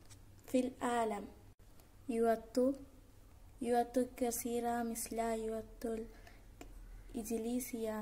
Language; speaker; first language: Arabic; non-native, learner; Malayalam